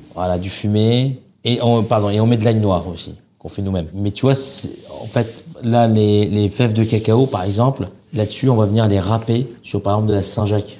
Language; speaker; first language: French; non-native, local second language; Arabic